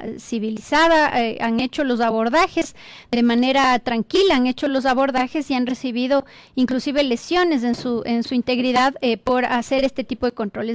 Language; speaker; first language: Spanish; native; Spanish